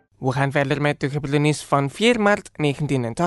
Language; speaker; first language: Dutch; non-native, fluent; Indonesian